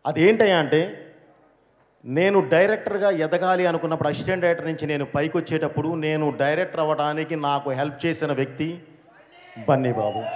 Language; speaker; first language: Telugu; native; Telugu